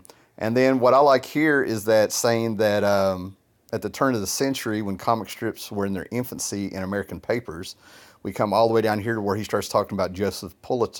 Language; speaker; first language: English; native; English